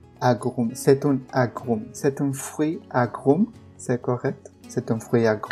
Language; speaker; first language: French; non-native, fluent; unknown